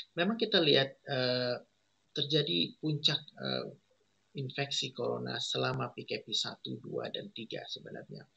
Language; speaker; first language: Indonesian; native; Indonesian